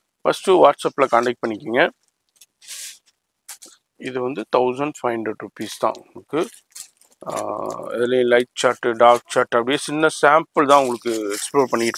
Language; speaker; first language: Tamil; native; Tamil